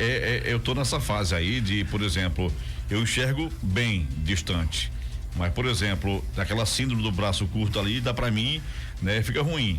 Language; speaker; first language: Portuguese; native; Portuguese